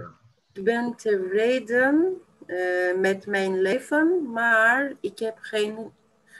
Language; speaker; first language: Dutch; non-native, learner; Turkish